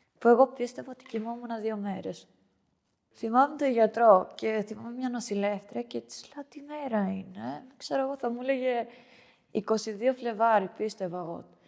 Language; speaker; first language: Greek; early bilingual, other home language; Albanian